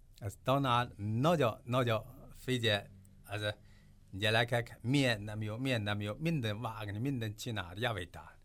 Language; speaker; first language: Hungarian; non-native, learner; Chinese